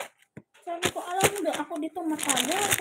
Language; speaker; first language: Filipino; non-native, local second language; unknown